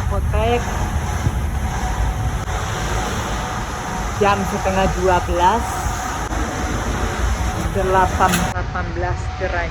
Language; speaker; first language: Indonesian; non-native, fluent; Spanish